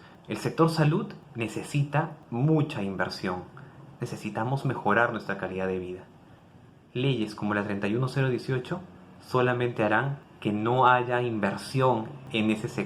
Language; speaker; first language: Spanish; native; Spanish